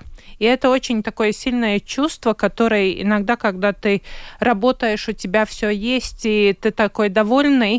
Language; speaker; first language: Russian; non-native, local second language; Latvian